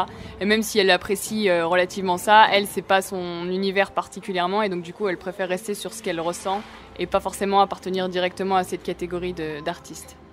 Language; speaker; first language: French; native; French